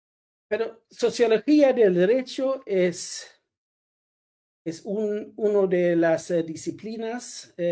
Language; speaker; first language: Spanish; non-native, fluent; Swedish